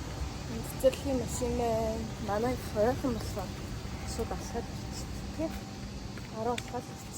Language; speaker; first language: Korean; non-native, learner; Mongolian